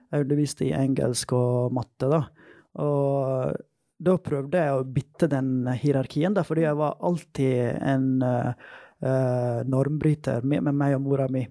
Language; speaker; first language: Norwegian; non-native, fluent; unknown